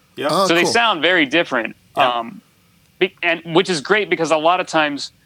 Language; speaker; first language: English; native; English